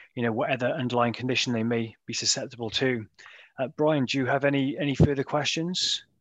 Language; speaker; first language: English; native; English